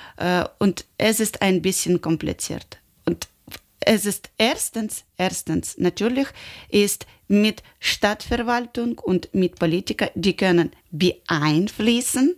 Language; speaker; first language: German; non-native, learner; Ukrainian